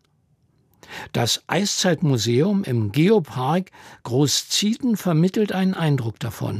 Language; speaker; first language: German; native; German